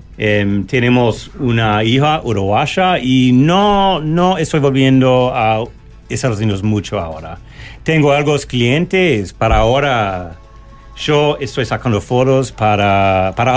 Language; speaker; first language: Spanish; non-native, learner; English